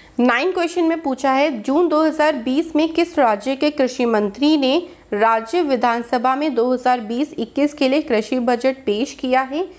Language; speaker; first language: Hindi; native; Hindi